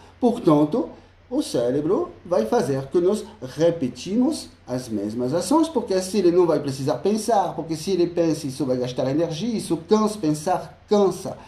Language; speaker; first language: Portuguese; non-native, fluent; French